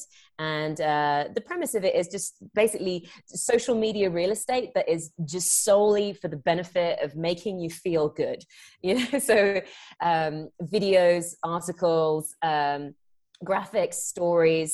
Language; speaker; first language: English; native; English